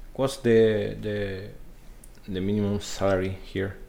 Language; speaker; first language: English; non-native, learner; Spanish